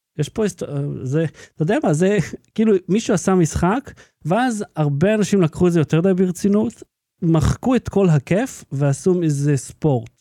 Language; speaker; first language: Hebrew; native; Hebrew